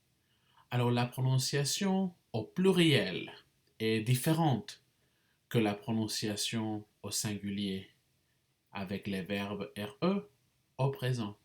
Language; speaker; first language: French; non-native, fluent; English